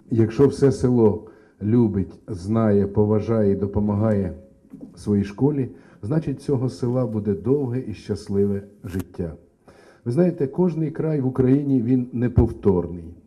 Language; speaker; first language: Ukrainian; native; Ukrainian